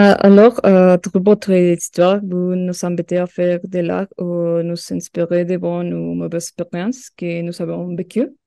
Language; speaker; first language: French; non-native, learner; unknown